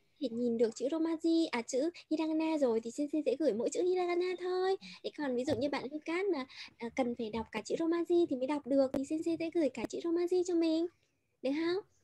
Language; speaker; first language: Vietnamese; native; Vietnamese